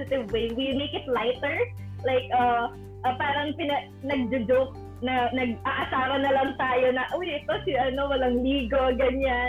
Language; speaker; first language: English; non-native, local second language; Bikol